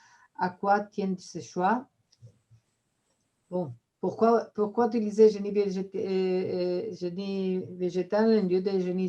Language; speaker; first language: French; non-native, fluent; Spanish